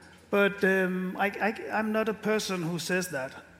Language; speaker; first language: English; non-native, fluent; Danish